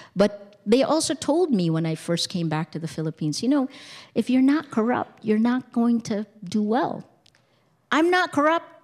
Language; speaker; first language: English; early bilingual, other home language; Filipino